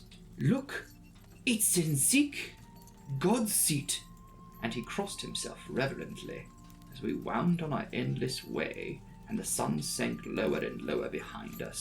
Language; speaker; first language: English; native; English